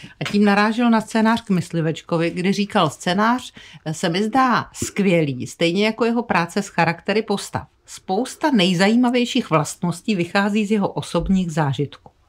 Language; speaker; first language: Czech; native; Czech